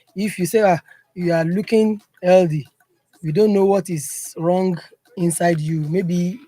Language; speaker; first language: English; non-native, local second language; Yoruba